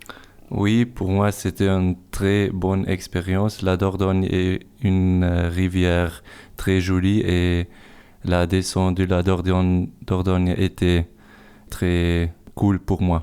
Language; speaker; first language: French; non-native, fluent; German